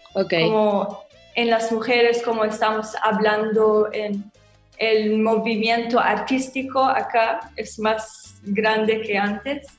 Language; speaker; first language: Spanish; non-native, learner; Arabic